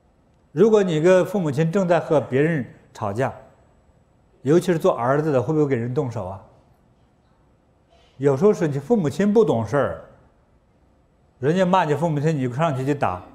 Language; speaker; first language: Chinese; native; Chinese